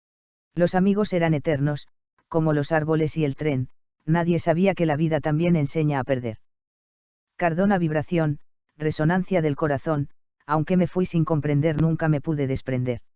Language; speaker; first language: Spanish; native; Spanish